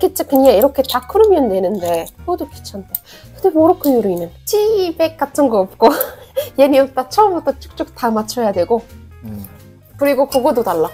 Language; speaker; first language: Korean; non-native, fluent; Arabic